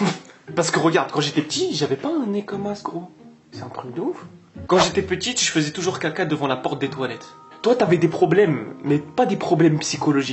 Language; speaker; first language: French; native; French